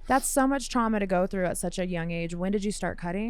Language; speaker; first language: English; native; English